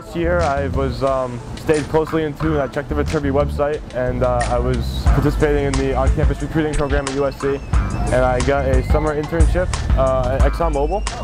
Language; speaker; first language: English; native; English